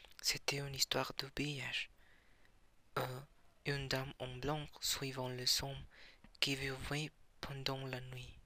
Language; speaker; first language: French; non-native, learner; Spanish